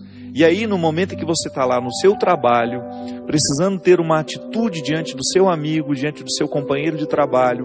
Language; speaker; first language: Portuguese; native; Portuguese